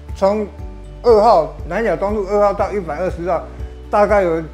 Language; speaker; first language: Chinese; native; Chinese